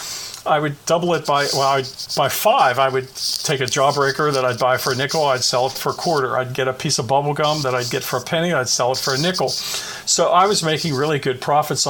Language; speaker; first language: English; native; English